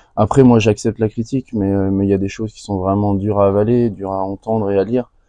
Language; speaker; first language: French; native; French